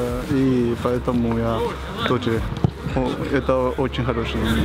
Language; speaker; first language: Russian; non-native, learner; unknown